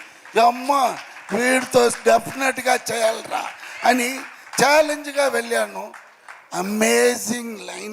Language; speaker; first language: Telugu; non-native, learner; Tamil